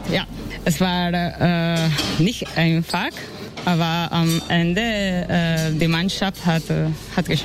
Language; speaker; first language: German; non-native, learner; Spanish